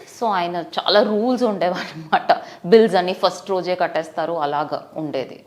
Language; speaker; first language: Telugu; non-native, fluent; Tamil